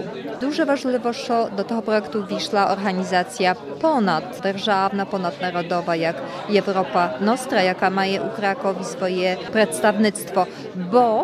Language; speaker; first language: Polish; non-native, learner; Ukrainian